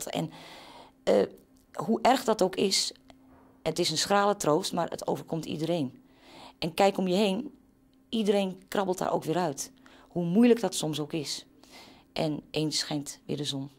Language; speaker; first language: Dutch; native; Dutch